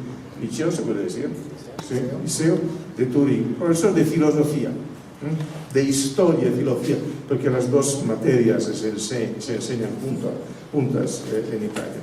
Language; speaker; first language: Spanish; non-native, fluent; Italian